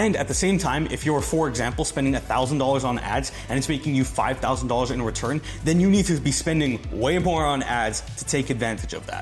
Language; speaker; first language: English; native; English